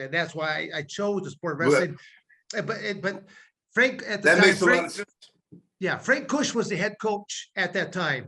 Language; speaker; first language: English; native; English